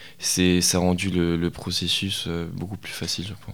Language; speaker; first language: French; non-native, fluent; Greek